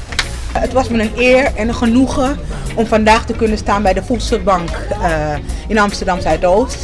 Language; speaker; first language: Dutch; non-native, fluent; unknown